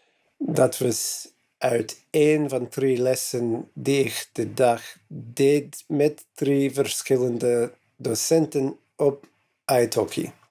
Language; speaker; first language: Dutch; non-native, learner; English